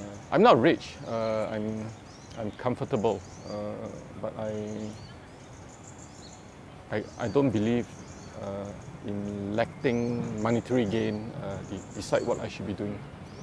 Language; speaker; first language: English; non-native, local second language; Chinese